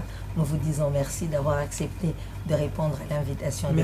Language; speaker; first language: French; non-native, local second language; Lingala